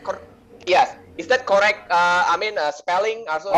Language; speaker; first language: English; non-native, learner; Indonesian